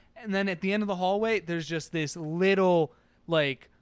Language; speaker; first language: English; native; English